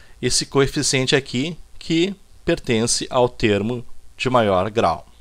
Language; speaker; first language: Portuguese; native; Portuguese